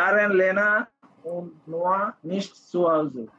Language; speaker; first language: German; non-native, learner; Bangla